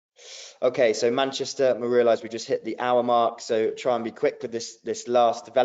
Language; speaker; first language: English; native; English